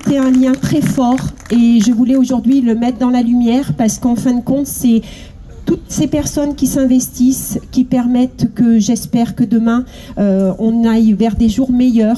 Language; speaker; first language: French; native; French